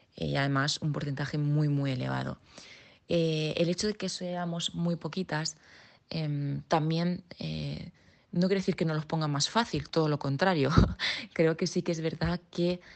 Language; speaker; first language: Spanish; native; Spanish